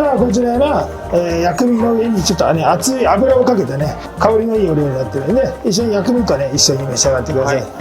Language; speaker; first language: Japanese; native; Japanese